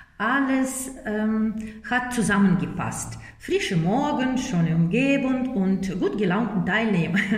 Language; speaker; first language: German; non-native, fluent; Russian